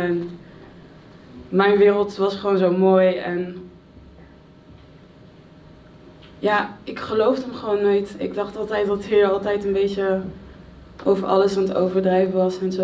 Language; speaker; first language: Dutch; early bilingual, other home language; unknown